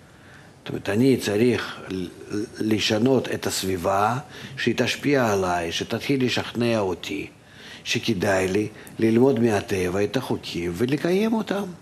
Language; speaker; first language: Hebrew; non-native, fluent; Russian